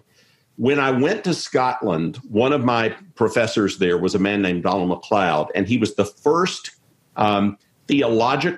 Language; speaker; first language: English; native; English